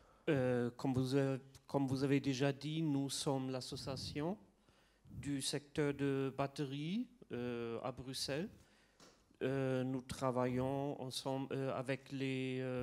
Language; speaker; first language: French; non-native, fluent; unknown